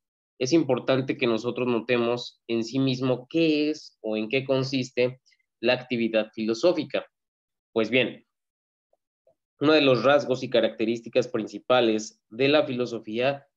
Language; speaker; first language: Spanish; native; Spanish